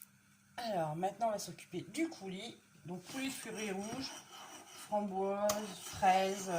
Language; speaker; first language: French; native; French